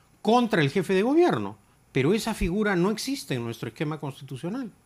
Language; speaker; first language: Spanish; native; Spanish